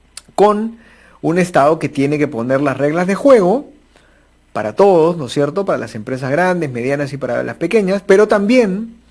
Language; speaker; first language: Spanish; native; Spanish